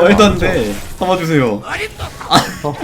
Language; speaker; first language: Korean; native; Korean